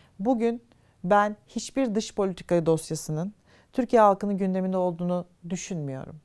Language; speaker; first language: Turkish; native; Turkish